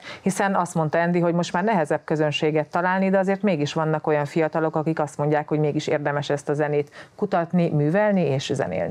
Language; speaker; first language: Hungarian; native; Hungarian